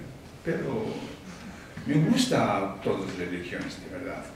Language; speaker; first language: Spanish; non-native, learner; Tibetan